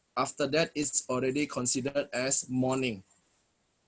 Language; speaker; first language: English; non-native, fluent; Indonesian